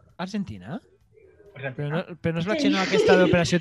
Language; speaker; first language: Catalan; native; Catalan